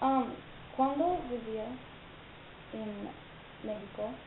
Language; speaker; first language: Spanish; non-native, learner; English